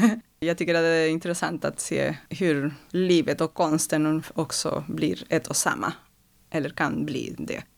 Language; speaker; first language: Swedish; non-native, fluent; Spanish